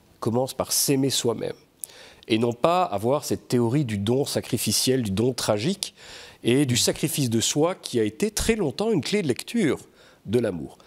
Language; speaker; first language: French; native; French